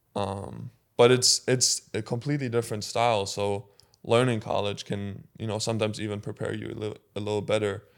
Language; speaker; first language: English; non-native, fluent; German